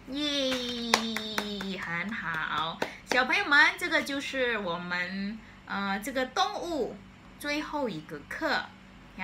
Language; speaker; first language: Chinese; non-native, fluent; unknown